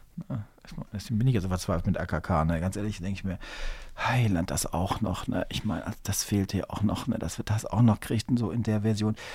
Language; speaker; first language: German; native; German